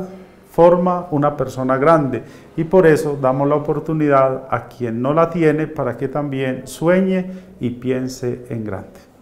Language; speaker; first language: Spanish; native; Spanish